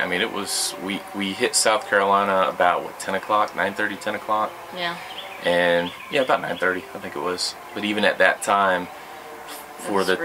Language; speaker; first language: English; native; English